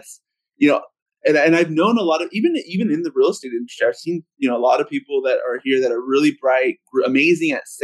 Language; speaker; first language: English; early bilingual, other home language; Spanish